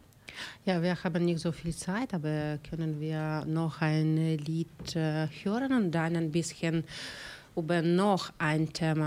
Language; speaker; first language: German; non-native, learner; Ukrainian